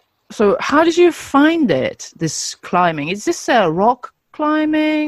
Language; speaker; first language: English; non-native, fluent; Japanese